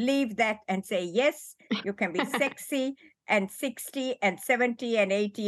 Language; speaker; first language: English; non-native, local second language; Sinhala